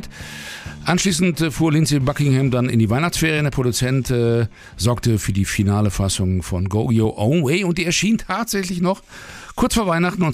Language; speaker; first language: German; native; German